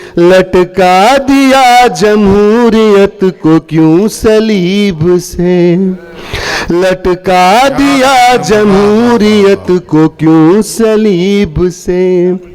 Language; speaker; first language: Hindi; non-native, local second language; Bhojpuri